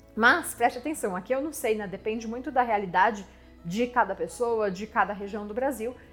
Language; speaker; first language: Portuguese; non-native, fluent; French